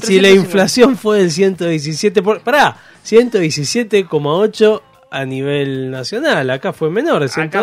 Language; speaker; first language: Spanish; native; Spanish